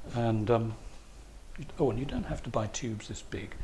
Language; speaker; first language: English; native; English